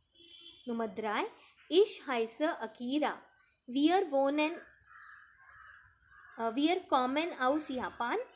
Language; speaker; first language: German; non-native, fluent; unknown